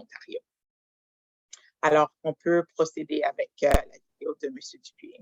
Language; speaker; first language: French; native; French